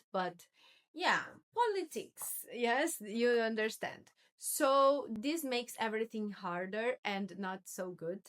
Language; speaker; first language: English; non-native, learner; Portuguese